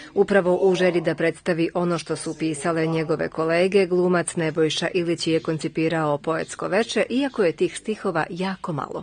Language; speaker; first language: Serbian; native; Serbian